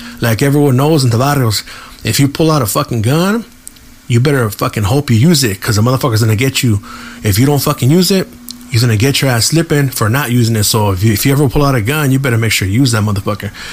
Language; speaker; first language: English; early bilingual, other home language; Spanish